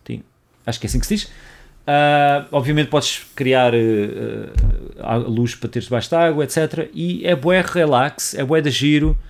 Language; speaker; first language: Portuguese; native; Portuguese